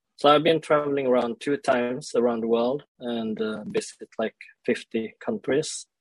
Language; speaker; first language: English; early bilingual, other home language; Swedish